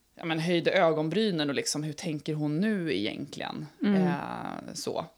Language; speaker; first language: Swedish; native; Swedish